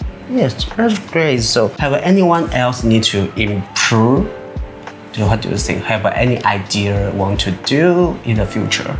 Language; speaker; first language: English; non-native, learner; Chinese